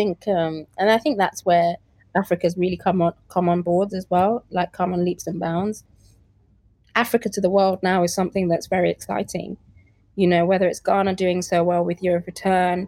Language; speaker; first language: English; native; English